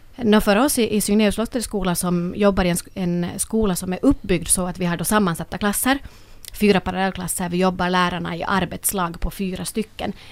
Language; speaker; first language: Swedish; native; Swedish